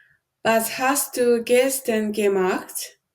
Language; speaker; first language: German; non-native, learner; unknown